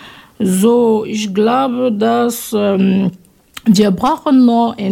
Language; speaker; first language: German; non-native, fluent; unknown